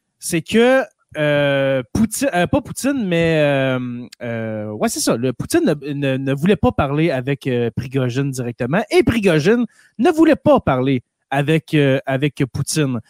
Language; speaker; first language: French; native; French